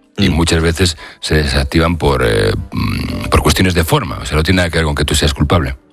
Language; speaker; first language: Spanish; native; Spanish